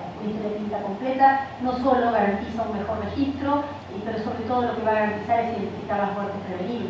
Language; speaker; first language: Spanish; native; Spanish